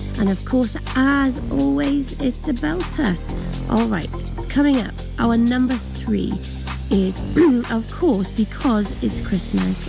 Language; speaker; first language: English; native; English